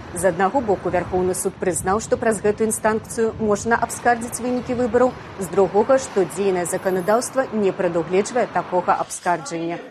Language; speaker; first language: Belarusian; native; Belarusian